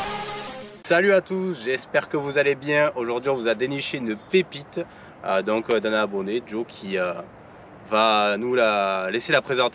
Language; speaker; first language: French; native; French